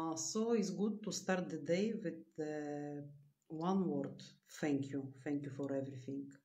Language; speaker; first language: English; non-native, learner; Bulgarian